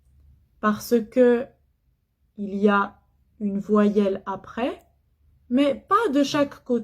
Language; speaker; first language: French; non-native, fluent; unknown